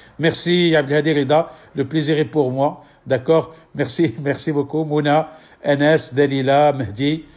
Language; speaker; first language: French; non-native, local second language; Arabic